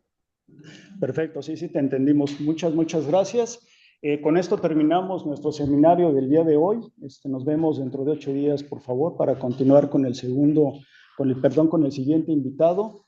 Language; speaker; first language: Spanish; native; Spanish